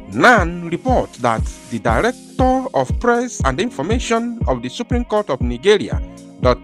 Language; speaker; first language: English; non-native, local second language; Igbo